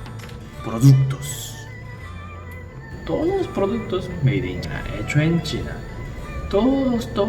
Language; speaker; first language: Spanish; non-native, learner; Korean